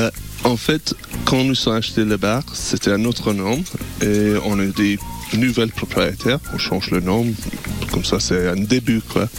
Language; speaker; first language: French; non-native, learner; English